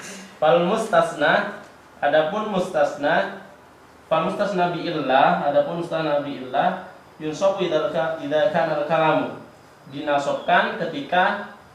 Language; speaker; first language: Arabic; non-native, learner; Indonesian